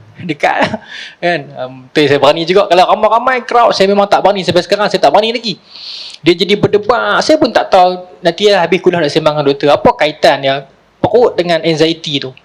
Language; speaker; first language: Malay; native; Malay